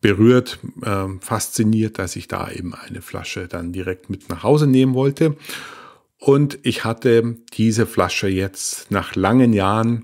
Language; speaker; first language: German; native; German